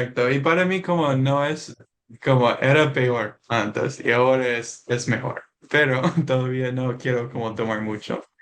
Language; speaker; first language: Spanish; non-native, learner; English